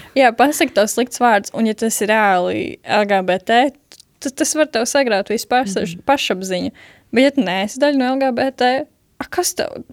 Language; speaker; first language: Latvian; native; Latvian